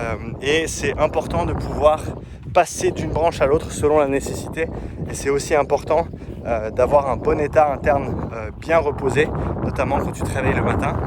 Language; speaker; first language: French; native; French